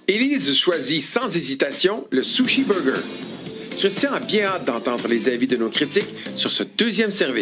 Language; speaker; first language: French; native; French